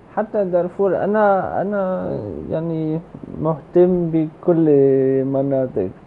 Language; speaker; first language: Arabic; non-native, learner; German